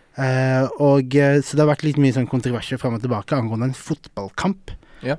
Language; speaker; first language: Norwegian; early bilingual, other home language; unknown